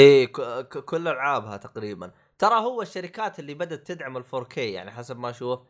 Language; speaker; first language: Arabic; native; Arabic